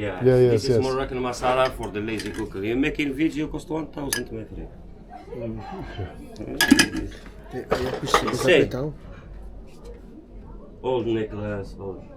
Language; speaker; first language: English; non-native, learner; Arabic